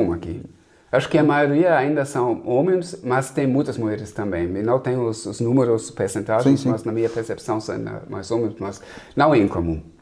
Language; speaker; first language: Portuguese; non-native, fluent; German